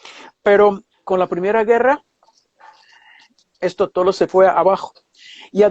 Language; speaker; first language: Spanish; non-native, fluent; Portuguese